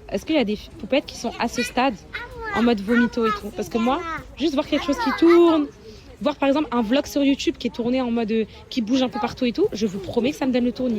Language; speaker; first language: French; native; French